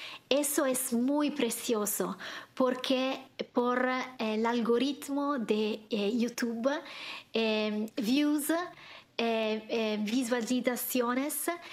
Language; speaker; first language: Spanish; non-native, learner; Italian